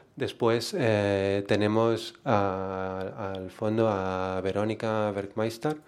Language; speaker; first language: Spanish; non-native, local second language; Catalan